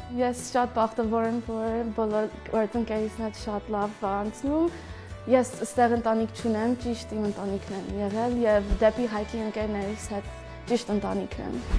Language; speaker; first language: Armenian; early bilingual, heritage; Armenian